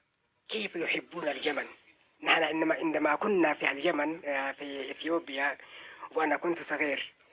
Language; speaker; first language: Arabic; non-native, fluent; Oromo